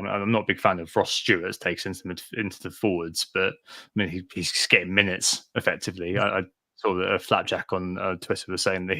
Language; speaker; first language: English; native; English